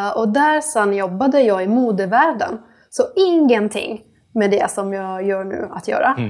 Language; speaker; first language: Swedish; non-native, fluent; Italian